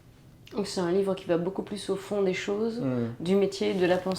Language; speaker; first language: French; native; French